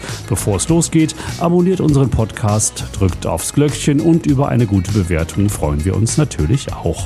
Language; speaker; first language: German; native; German